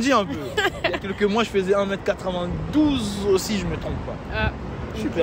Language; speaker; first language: French; native; French